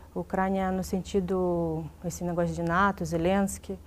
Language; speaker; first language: Portuguese; non-native, fluent; Russian